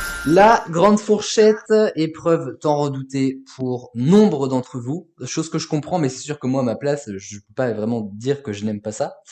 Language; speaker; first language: French; native; French